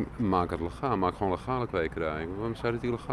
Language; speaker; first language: Dutch; native; Dutch